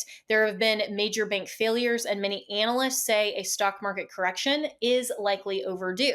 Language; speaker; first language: English; native; English